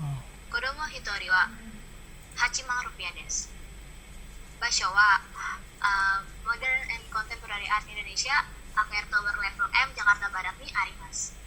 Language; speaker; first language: Japanese; non-native, learner; Indonesian